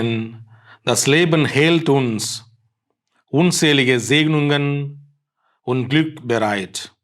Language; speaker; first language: German; non-native, fluent; Tamil